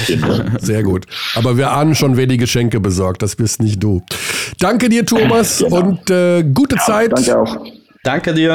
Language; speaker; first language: German; native; German